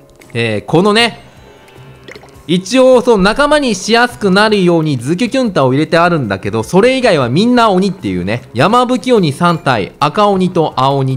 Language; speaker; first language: Japanese; native; Japanese